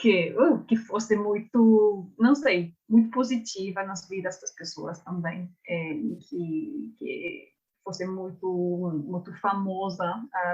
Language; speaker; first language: Portuguese; non-native, learner; English